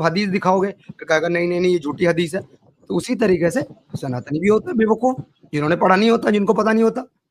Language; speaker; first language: Hindi; native; Hindi